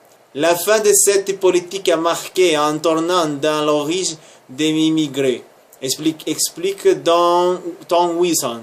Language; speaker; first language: French; non-native, learner; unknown